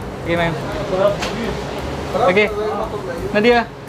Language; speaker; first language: English; non-native, learner; Indonesian